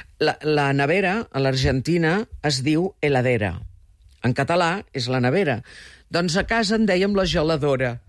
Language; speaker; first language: Catalan; early bilingual, heritage; Catalan